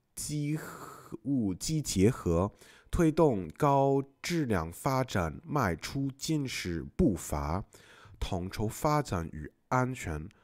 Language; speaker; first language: Chinese; non-native, fluent; English